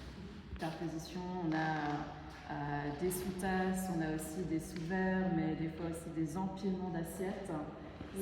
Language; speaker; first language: French; native; French